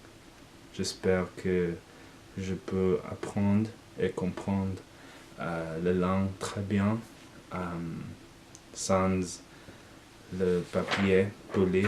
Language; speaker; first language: French; non-native, learner; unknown